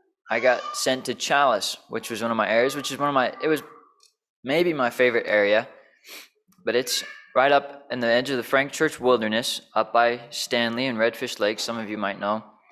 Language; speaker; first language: English; native; English